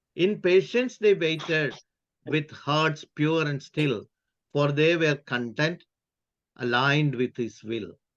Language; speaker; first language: English; non-native, local second language; Malayalam